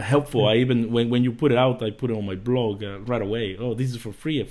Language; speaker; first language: English; early bilingual, other home language; Spanish